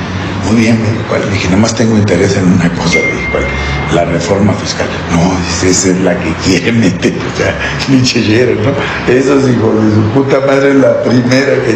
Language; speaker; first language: Spanish; native; Spanish